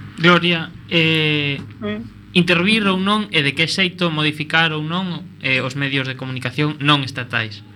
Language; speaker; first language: Galician; native; Galician